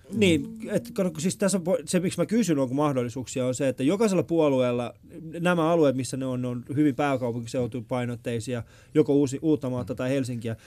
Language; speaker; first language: Finnish; early bilingual, other home language; Persian